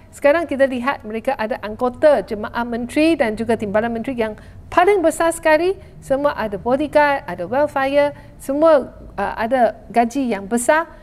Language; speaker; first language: Malay; non-native, local second language; Chinese